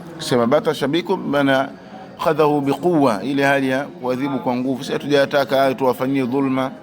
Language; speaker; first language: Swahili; native; Swahili